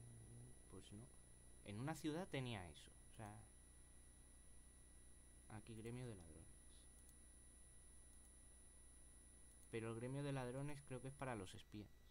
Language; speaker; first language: Spanish; native; Spanish